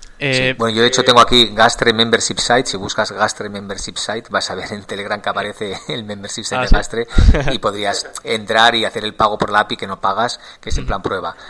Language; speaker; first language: Spanish; native; Spanish